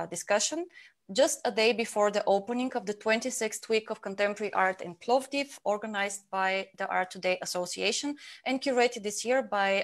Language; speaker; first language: English; non-native, fluent; Bulgarian